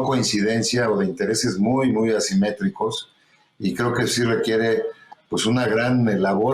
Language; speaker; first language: Spanish; native; Spanish